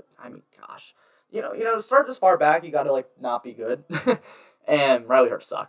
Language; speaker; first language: English; native; English